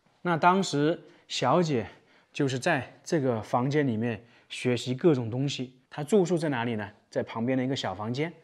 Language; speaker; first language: Chinese; native; Chinese